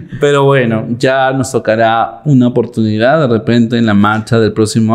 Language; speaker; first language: Spanish; native; Spanish